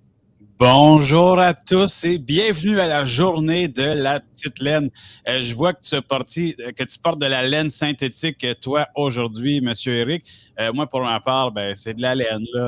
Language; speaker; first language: French; native; French